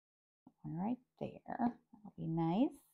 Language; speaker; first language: English; native; English